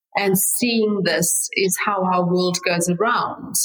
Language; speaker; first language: English; native; English